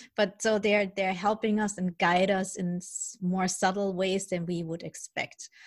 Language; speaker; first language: English; early bilingual, other home language; German